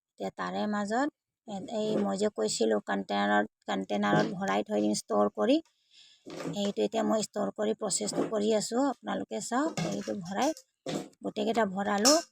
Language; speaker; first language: Assamese; non-native, local second language; Manipuri